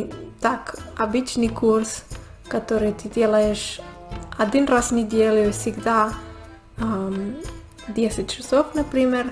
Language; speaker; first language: Russian; non-native, learner; Spanish